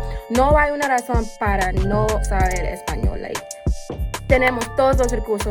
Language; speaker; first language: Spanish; non-native, fluent; English